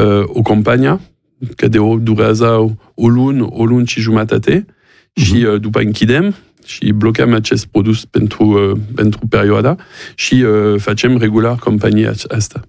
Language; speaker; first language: Romanian; non-native, learner; French